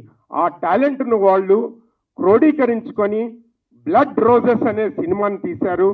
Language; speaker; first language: Telugu; native; Telugu